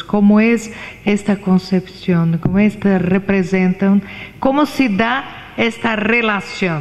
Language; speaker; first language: Spanish; non-native, fluent; Portuguese